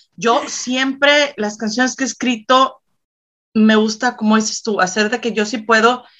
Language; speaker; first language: Spanish; native; Spanish